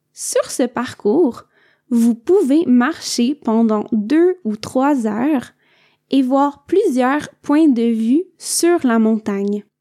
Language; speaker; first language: French; native; French